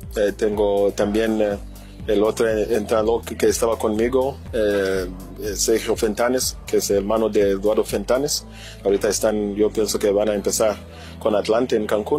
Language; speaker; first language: Spanish; non-native, fluent; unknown